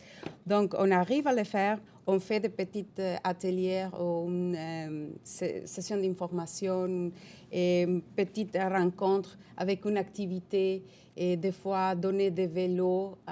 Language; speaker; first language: French; non-native, fluent; Spanish